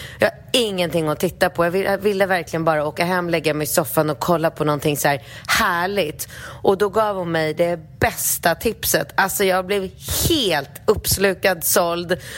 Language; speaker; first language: Swedish; early bilingual, other home language; Polish